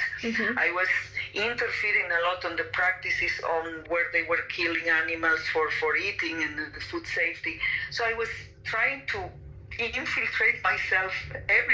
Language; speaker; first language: English; non-native, fluent; Spanish